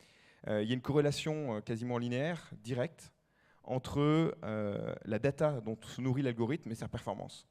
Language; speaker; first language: French; native; French